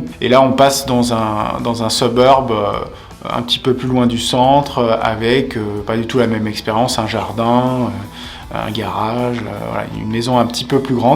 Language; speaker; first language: French; native; French